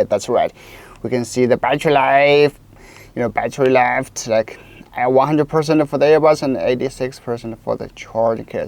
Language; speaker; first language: English; non-native, local second language; Chinese